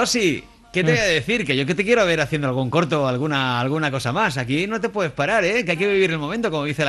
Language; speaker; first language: Spanish; native; Spanish